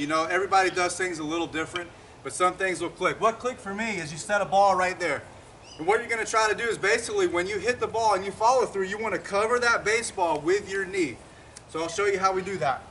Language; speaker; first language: English; native; English